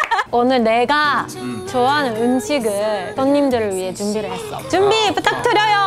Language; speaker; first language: Korean; non-native, fluent; Japanese